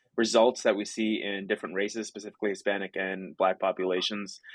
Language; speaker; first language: English; native; English